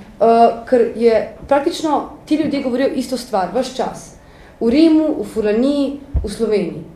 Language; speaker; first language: Slovenian; native; Slovenian